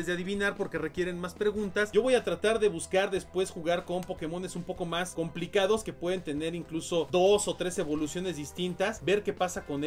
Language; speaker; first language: Spanish; native; Spanish